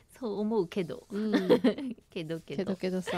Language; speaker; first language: Japanese; native; Japanese